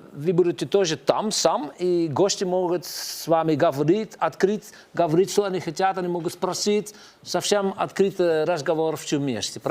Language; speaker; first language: Russian; non-native, learner; Dutch